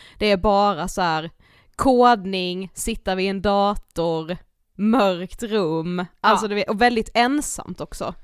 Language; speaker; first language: Swedish; native; Swedish